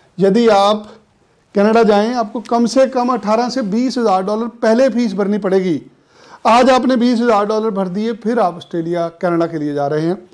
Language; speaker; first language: Hindi; non-native, local second language; Punjabi